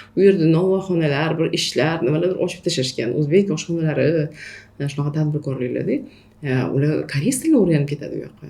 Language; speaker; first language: Uzbek; native; Uzbek